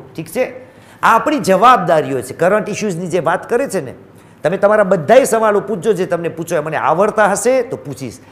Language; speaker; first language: Gujarati; early bilingual, heritage; Gujarati